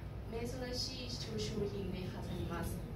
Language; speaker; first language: Japanese; non-native, learner; Thai